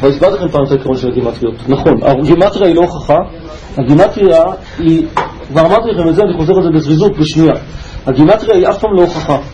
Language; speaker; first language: Hebrew; native; Hebrew